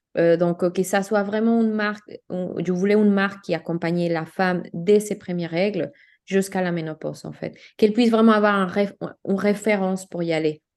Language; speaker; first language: French; non-native, fluent; Spanish